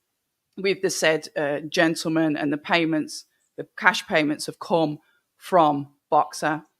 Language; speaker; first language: English; native; English